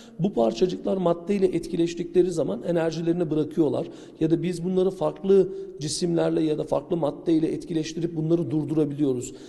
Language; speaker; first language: Turkish; native; Turkish